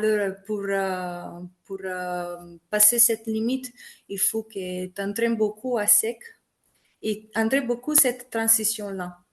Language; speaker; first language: French; non-native, fluent; Italian